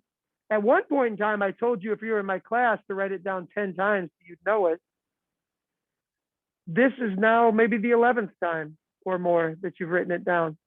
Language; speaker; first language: English; native; English